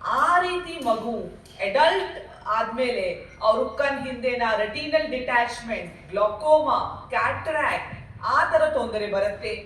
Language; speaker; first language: Kannada; non-native, learner; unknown